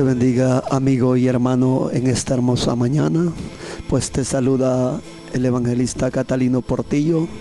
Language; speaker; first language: Spanish; native; Spanish